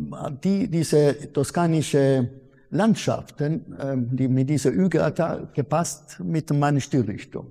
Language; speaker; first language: German; non-native, fluent; Italian